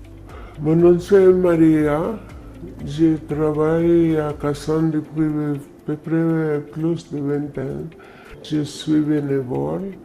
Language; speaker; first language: French; non-native, learner; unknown